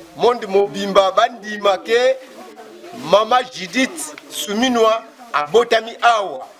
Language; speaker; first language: Lingala; non-native, local second language; Kongo